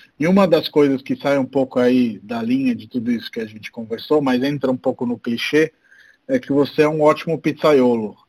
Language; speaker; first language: Portuguese; native; Portuguese